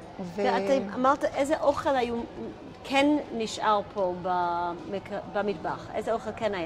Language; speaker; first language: Hebrew; native; Hebrew